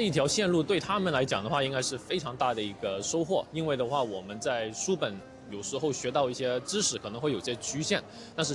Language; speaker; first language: Chinese; non-native, local second language; Cantonese